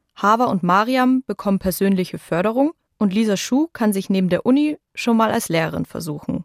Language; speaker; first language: German; native; German